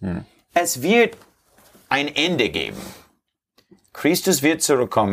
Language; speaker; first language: German; non-native, learner; English